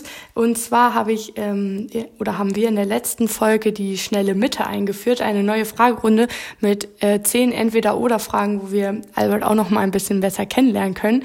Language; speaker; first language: German; native; German